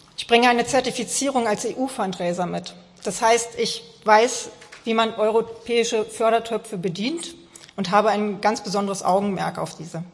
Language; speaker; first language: German; native; German